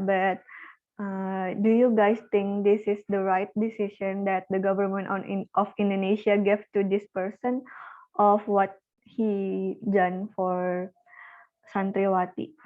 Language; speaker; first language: English; non-native, learner; Indonesian